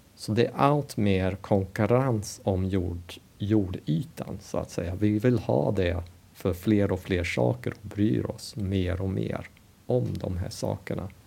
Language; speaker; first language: Swedish; non-native, fluent; English